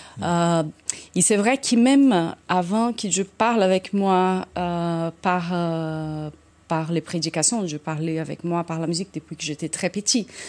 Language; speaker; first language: French; non-native, fluent; Portuguese